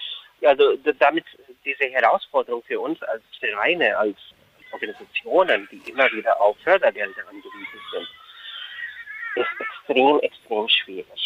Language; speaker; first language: German; non-native, fluent; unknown